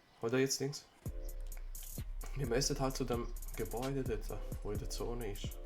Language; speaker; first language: German; native; German